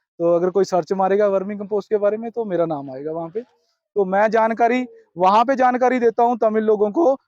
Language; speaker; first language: Hindi; non-native, local second language; Punjabi